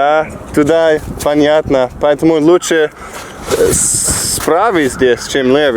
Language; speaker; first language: Russian; non-native, learner; English